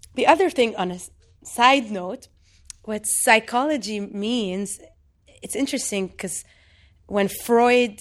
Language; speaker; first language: English; non-native, fluent; Arabic